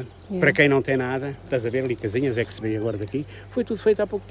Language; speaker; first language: Portuguese; native; Portuguese